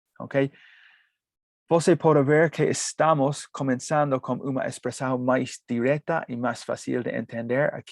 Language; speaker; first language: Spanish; non-native, learner; English